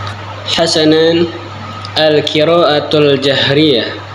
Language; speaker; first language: Arabic; non-native, learner; Indonesian